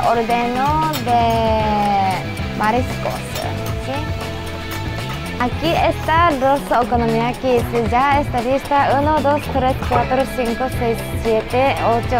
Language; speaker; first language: Spanish; non-native, learner; Japanese